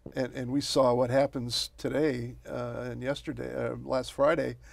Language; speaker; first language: English; native; English